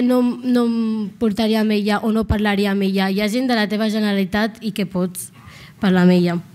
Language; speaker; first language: Catalan; non-native, local second language; Arabic